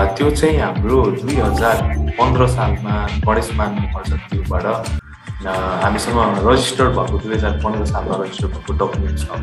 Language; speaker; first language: Nepali; native; Nepali